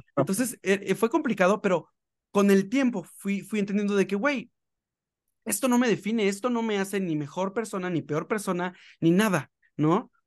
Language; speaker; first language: Spanish; native; Spanish